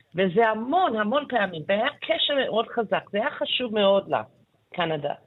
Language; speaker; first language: Hebrew; non-native, fluent; English